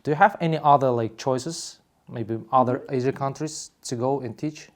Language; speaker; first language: English; non-native, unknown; Kazakh